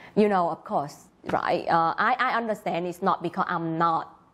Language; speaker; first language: English; non-native, learner; Vietnamese